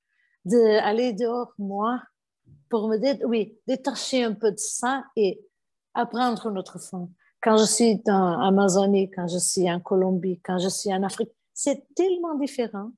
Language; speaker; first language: French; non-native, fluent; Portuguese